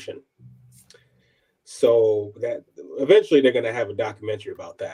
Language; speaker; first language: English; native; English